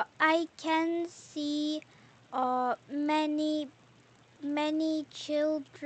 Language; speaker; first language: English; non-native, learner; Korean